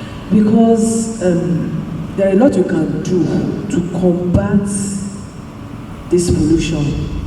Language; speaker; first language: English; non-native, local second language; Yoruba